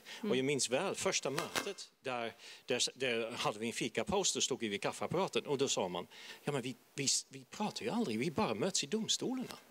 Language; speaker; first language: Swedish; non-native, fluent; Dutch